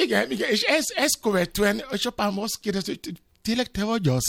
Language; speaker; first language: Hungarian; non-native, fluent; Yoruba